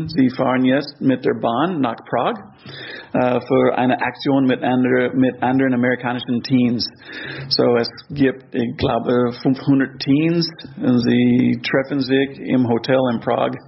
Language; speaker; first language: German; non-native, fluent; English